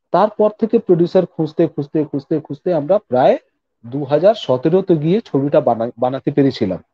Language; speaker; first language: Bangla; non-native, local second language; Hindi